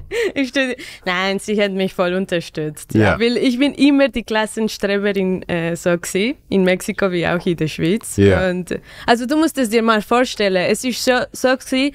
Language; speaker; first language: German; non-native, fluent; Spanish